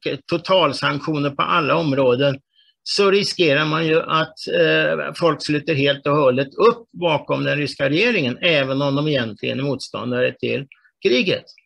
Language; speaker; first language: Swedish; native; Swedish